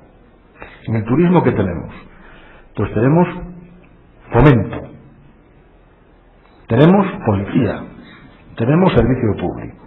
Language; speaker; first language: Spanish; native; Spanish